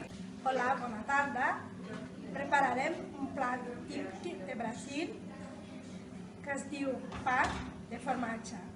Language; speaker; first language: Catalan; non-native, learner; Portuguese